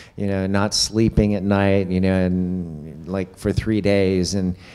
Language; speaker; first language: English; native; English